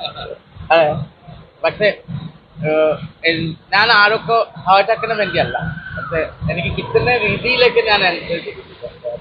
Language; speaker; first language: Malayalam; non-native, local second language; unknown